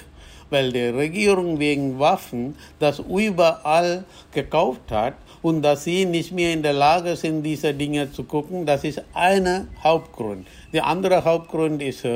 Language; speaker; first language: German; non-native, fluent; Tamil